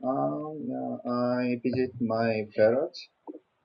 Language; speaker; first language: English; non-native, learner; Korean